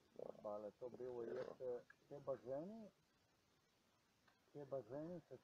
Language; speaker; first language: Polish; non-native, learner; Croatian